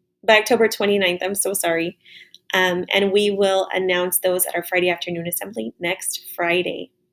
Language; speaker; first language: English; native; English